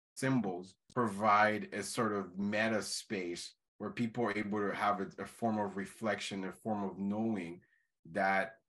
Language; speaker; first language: English; non-native, fluent; Haitian Creole